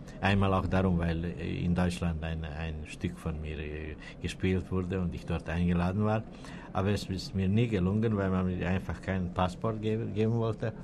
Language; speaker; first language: German; non-native, fluent; Serbian